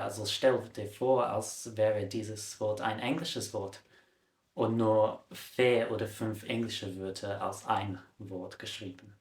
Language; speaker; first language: German; non-native, fluent; English